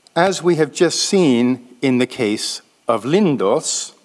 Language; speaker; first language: English; native; English